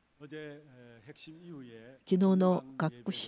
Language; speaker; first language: Japanese; non-native, fluent; Korean